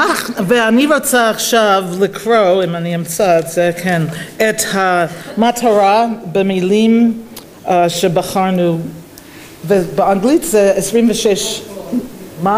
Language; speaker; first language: Hebrew; non-native, fluent; English